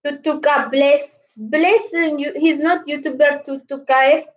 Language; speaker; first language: English; non-native, learner; Amharic